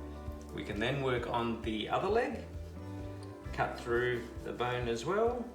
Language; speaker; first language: English; native; English